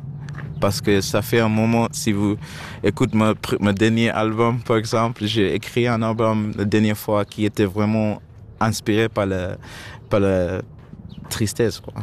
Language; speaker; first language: French; non-native, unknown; Shona